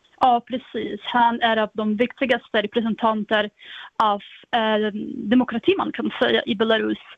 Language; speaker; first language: Swedish; non-native, fluent; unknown